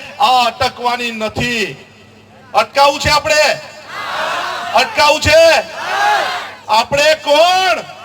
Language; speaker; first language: Gujarati; non-native, local second language; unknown